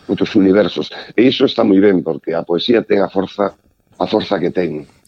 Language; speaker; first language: Galician; native; Galician